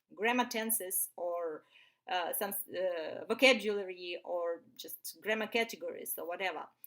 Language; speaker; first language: English; non-native, fluent; Ukrainian